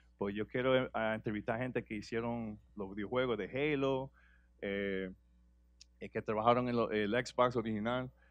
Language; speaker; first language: Spanish; early bilingual, heritage; Spanish